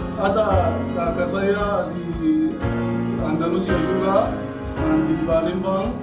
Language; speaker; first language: Indonesian; non-native, learner; Arabic